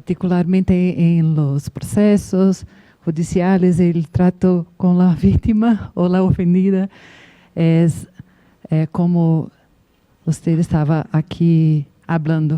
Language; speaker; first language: Spanish; non-native, learner; Portuguese